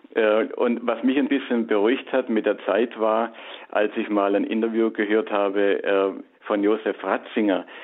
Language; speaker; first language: German; native; German